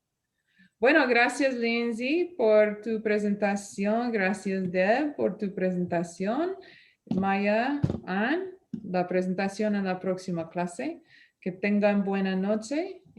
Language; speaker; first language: Spanish; non-native, fluent; English